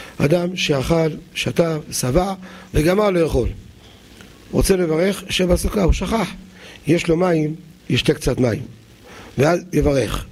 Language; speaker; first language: Hebrew; native; Hebrew